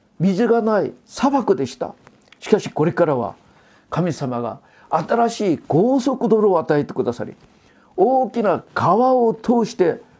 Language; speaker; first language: Japanese; non-native, fluent; Korean